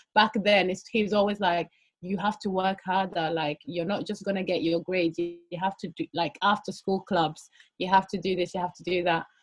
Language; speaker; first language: English; early bilingual, other home language; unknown